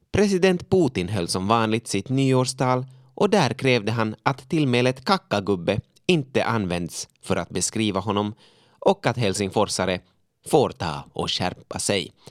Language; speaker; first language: Swedish; native; Swedish